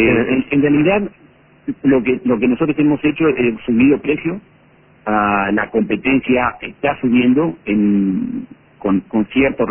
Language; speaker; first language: Spanish; native; Spanish